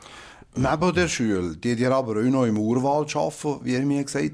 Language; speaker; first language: German; native; German